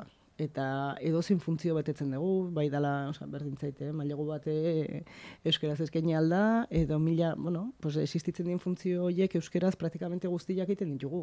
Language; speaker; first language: Basque; native; Basque